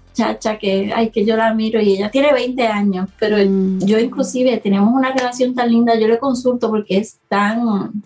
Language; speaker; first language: Spanish; native; Spanish